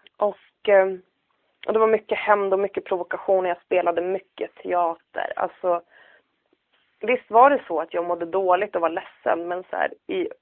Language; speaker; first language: Swedish; native; Swedish